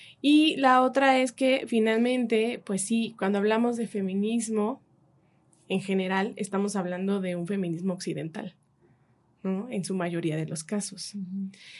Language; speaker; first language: Spanish; native; Spanish